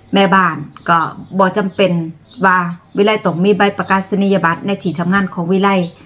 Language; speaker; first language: Thai; native; Thai